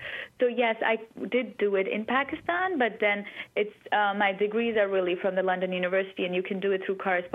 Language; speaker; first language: English; non-native, local second language; Urdu